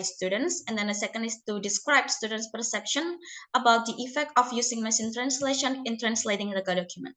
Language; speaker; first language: English; non-native, learner; Indonesian